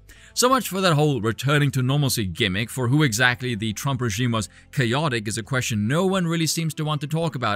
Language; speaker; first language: English; native; English